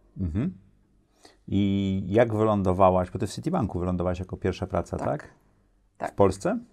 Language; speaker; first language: Polish; native; Polish